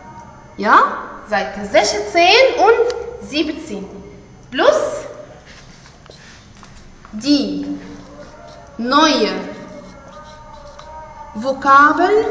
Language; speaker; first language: German; non-native, fluent; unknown